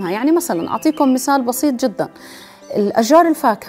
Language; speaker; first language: Arabic; native; Arabic